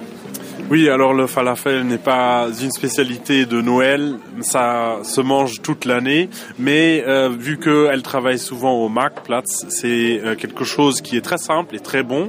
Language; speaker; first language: French; non-native, fluent; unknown